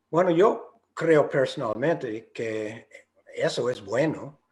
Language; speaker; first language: Spanish; non-native, fluent; English